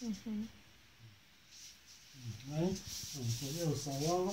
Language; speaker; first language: Chinese; native; Chinese